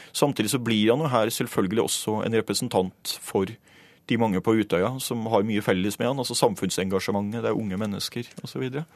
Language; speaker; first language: Norwegian; native; Norwegian